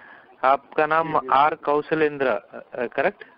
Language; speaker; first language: Hindi; non-native, local second language; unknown